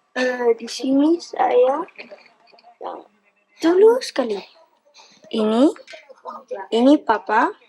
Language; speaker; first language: Indonesian; early bilingual, heritage; Dutch